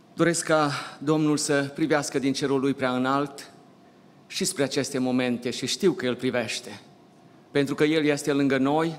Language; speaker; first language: Romanian; native; Romanian